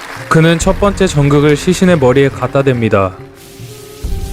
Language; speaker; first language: Korean; native; Korean